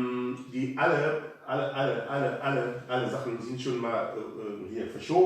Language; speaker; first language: German; non-native, learner; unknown